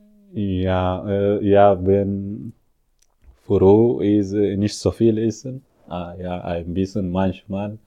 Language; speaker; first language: German; non-native, learner; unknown